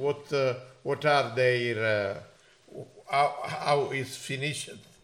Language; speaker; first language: English; non-native, fluent; Italian